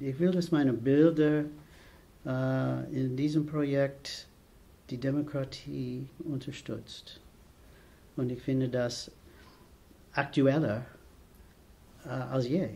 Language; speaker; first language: German; non-native, fluent; English